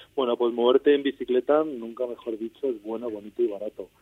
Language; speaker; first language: Spanish; native; Spanish